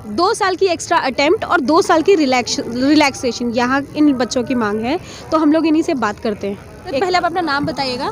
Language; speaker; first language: Hindi; native; Hindi